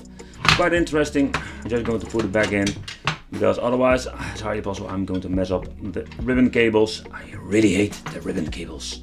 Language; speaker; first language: English; non-native, fluent; Dutch